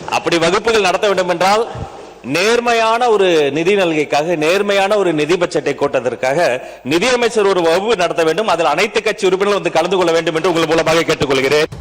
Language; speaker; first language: Tamil; native; Tamil